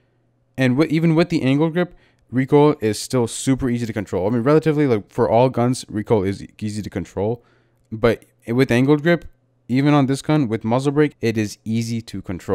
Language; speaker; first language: English; native; English